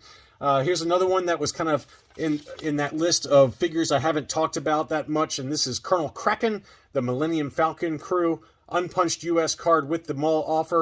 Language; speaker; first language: English; native; English